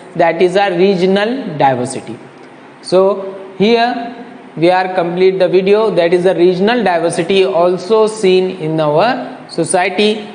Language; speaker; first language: English; non-native, local second language; Marathi